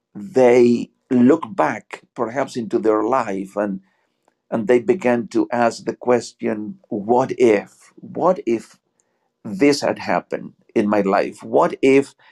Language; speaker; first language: English; non-native, fluent; Spanish